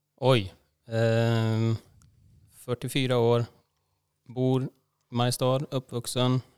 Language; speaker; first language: Swedish; native; Swedish